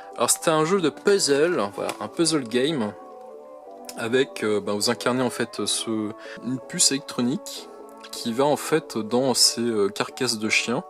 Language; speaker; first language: French; native; French